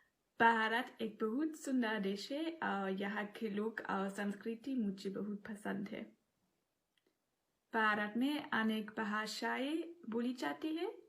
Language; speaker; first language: Hindi; non-native, learner; German